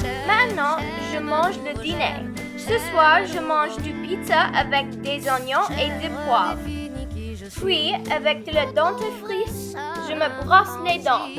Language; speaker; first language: French; non-native, learner; English